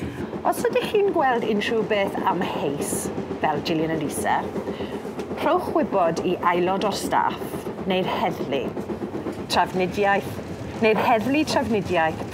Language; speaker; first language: Welsh; non-native, learner; English